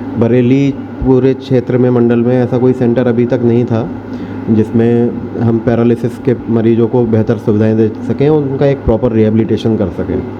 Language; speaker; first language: Hindi; native; Hindi